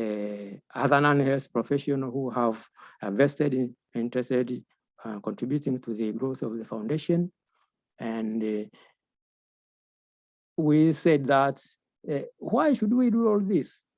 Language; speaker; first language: English; non-native, local second language; Swahili